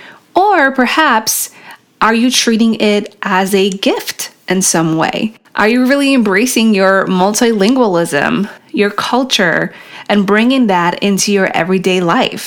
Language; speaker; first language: English; non-native, fluent; Polish